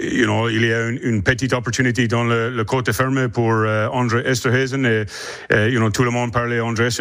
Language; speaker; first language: French; non-native, learner; English